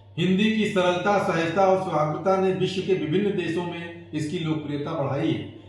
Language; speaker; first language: Hindi; native; Hindi